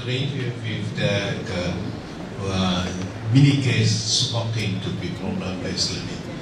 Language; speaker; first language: English; non-native, local second language; Vietnamese